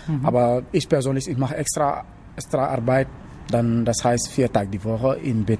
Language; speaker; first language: German; non-native, learner; Wolof